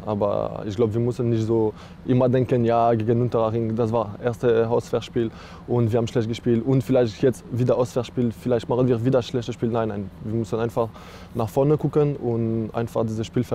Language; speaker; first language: German; non-native, learner; French